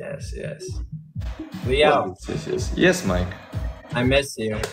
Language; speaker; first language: English; native; English